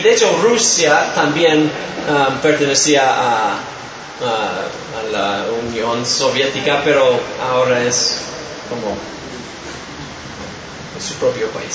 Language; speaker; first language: Spanish; non-native, fluent; English